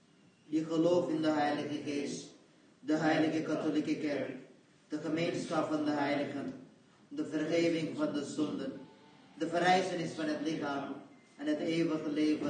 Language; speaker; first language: Dutch; non-native, fluent; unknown